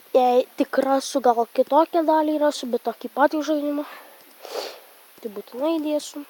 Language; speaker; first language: Lithuanian; native; Lithuanian